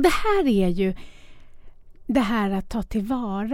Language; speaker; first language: Swedish; native; Swedish